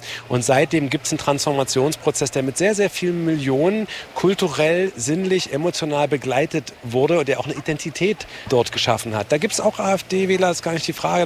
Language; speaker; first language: German; native; German